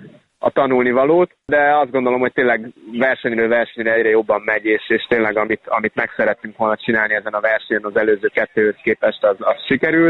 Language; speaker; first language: Hungarian; native; Hungarian